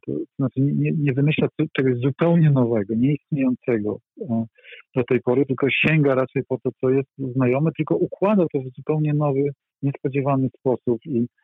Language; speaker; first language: Polish; native; Polish